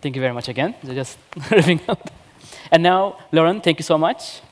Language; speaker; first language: English; non-native, fluent; Turkish